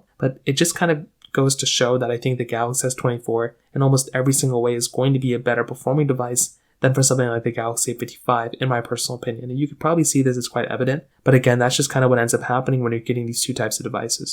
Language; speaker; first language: English; native; English